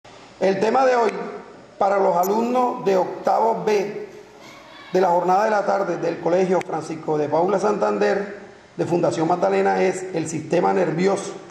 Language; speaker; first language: Spanish; native; Spanish